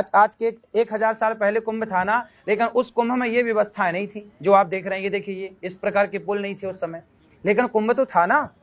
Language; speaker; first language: Hindi; native; Hindi